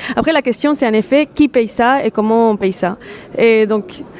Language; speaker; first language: French; non-native, fluent; Spanish